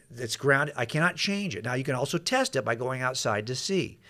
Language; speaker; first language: English; native; English